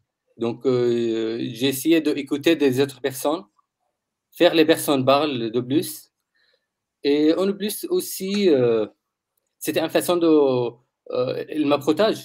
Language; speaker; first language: French; non-native, learner; Arabic